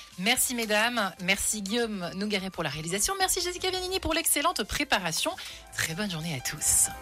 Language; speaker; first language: French; native; French